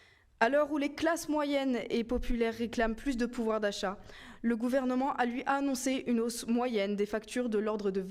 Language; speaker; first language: French; native; French